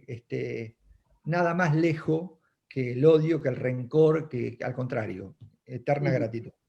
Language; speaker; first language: Spanish; native; Spanish